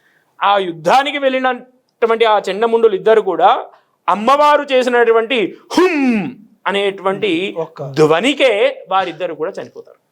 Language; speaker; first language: Telugu; native; Telugu